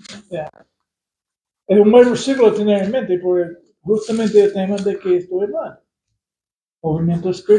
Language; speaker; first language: Spanish; non-native, fluent; English